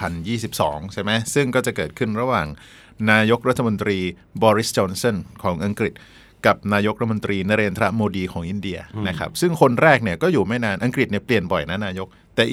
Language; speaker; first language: Thai; native; Thai